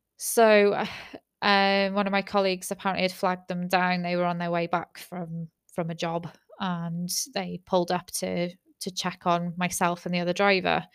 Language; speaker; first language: English; native; English